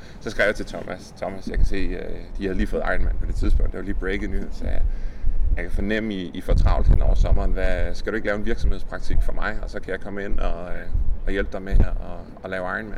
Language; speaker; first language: Danish; native; Danish